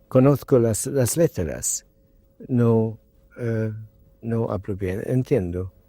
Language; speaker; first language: Spanish; non-native, learner; English